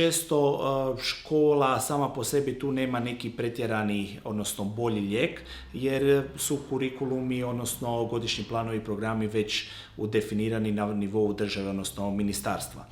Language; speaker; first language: Croatian; native; Croatian